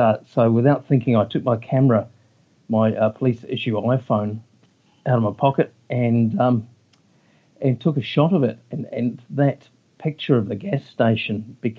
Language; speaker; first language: English; native; English